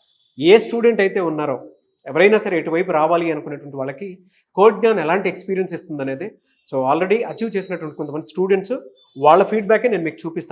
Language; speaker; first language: Telugu; native; Telugu